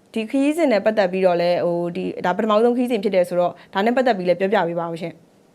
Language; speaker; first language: Burmese; native; Burmese